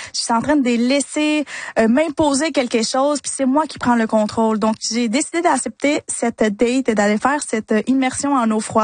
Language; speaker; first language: French; early bilingual, other home language; Spanish